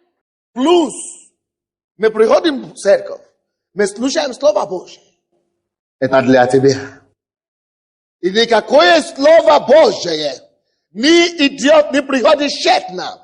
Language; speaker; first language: Russian; non-native, fluent; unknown